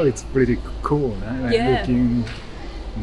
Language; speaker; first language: English; non-native, fluent; Japanese